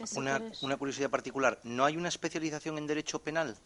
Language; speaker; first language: Spanish; native; Spanish